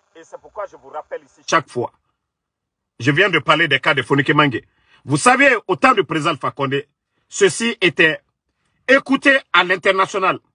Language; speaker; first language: French; non-native, local second language; Mandingo